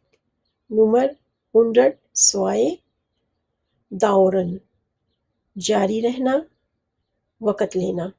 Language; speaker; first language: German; non-native, fluent; Urdu